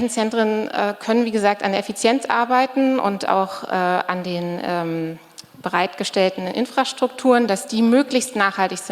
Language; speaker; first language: German; native; German